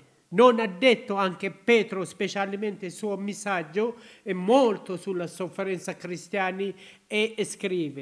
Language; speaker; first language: Italian; non-native, learner; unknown